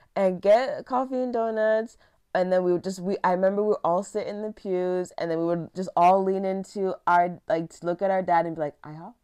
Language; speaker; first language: English; early bilingual, other home language; Yoruba